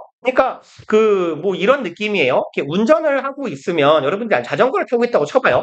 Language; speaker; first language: Korean; native; Korean